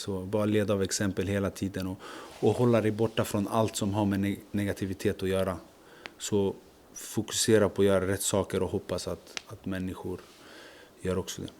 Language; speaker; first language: Swedish; early bilingual, other home language; Macedonian